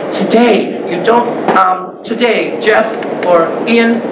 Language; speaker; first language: English; native; English